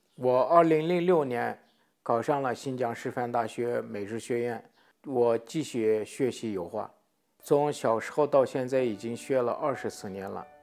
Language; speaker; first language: Chinese; native; Chinese